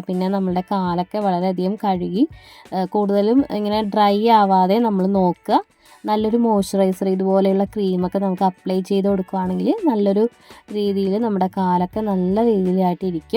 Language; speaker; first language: Malayalam; native; Malayalam